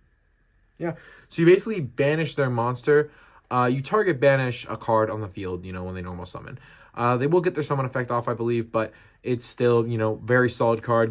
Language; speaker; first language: English; native; English